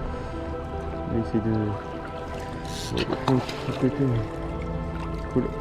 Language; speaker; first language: French; native; French